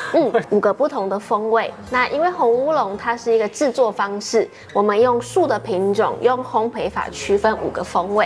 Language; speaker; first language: Chinese; native; Chinese